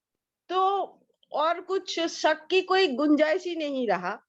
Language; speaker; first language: Hindi; non-native, local second language; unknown